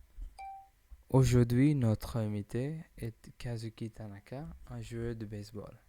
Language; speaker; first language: French; non-native, learner; English